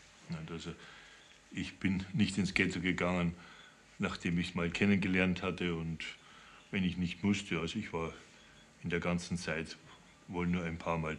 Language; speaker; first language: German; native; German